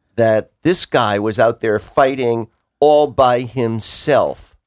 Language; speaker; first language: English; native; English